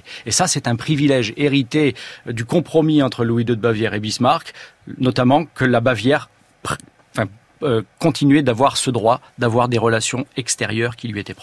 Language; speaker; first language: French; native; French